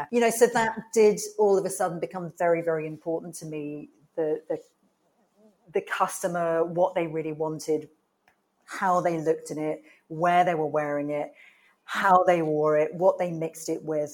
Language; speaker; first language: English; native; English